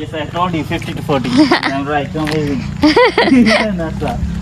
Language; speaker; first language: English; non-native, learner; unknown